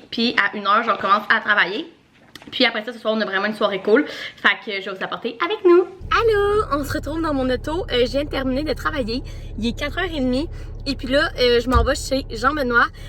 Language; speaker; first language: French; native; French